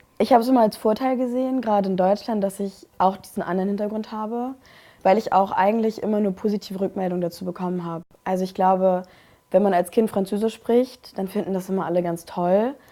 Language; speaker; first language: German; native; German